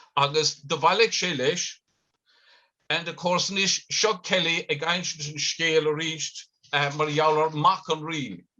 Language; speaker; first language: Irish; native; Irish